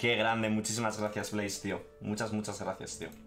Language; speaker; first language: Spanish; native; Spanish